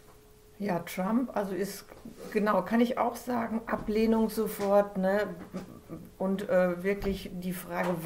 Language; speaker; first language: German; native; German